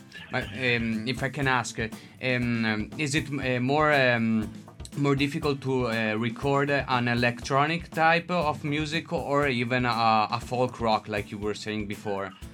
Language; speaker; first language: English; non-native, fluent; Italian